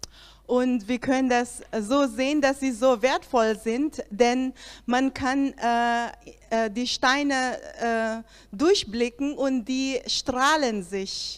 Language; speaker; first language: German; non-native, learner; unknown